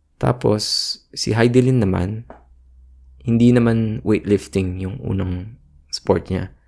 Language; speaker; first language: Filipino; native; Filipino